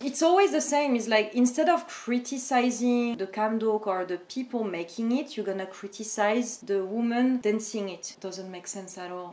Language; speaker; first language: English; non-native, fluent; French